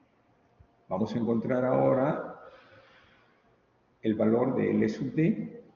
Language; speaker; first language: Spanish; native; Spanish